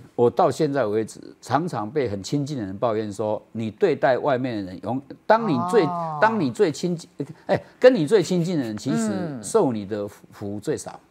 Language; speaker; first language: Chinese; non-native, local second language; Min Nan Chinese